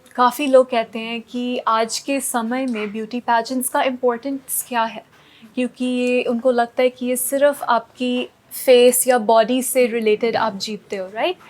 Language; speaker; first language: Hindi; non-native, local second language; Punjabi